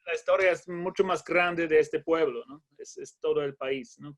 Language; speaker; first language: Spanish; non-native, learner; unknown